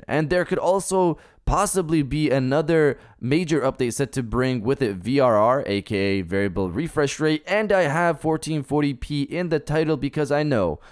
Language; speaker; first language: English; native; English